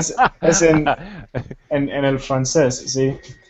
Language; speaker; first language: Spanish; non-native, fluent; Tamil